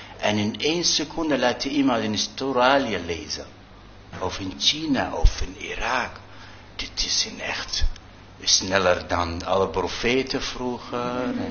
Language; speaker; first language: Dutch; non-native, fluent; Arabic